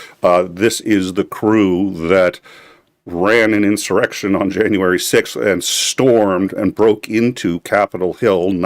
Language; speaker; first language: English; native; English